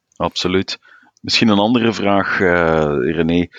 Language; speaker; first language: Dutch; native; Dutch